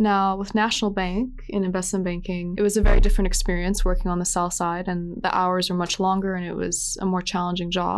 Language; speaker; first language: English; native; English